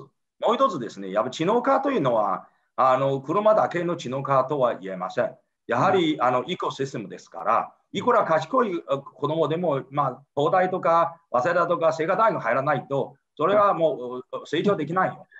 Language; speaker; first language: Japanese; non-native, fluent; Chinese